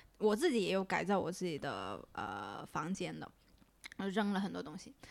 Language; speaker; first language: Chinese; non-native, local second language; Cantonese